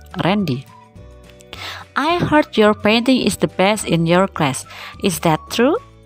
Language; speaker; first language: English; non-native, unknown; Indonesian